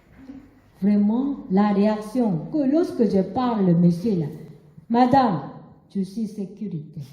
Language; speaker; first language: French; non-native, learner; Korean